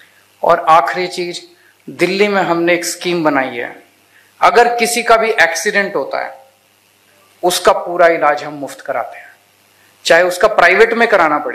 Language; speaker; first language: Hindi; native; Hindi